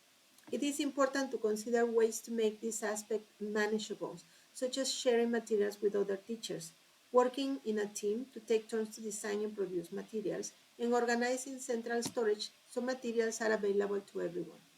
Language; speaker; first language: English; non-native, fluent; Spanish